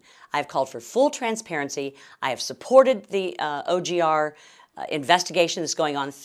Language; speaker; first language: English; native; English